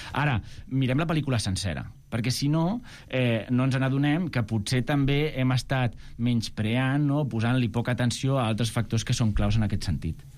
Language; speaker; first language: Catalan; non-native, local second language; Spanish